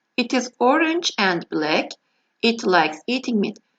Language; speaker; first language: English; non-native, fluent; Turkish